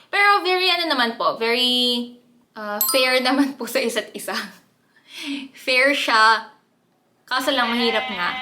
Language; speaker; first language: Filipino; early bilingual, other home language; Korean